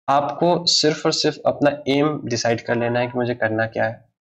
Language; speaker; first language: Hindi; native; Hindi